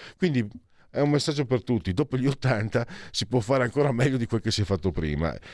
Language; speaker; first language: Italian; native; Italian